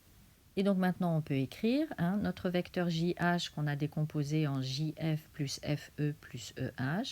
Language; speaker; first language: French; native; French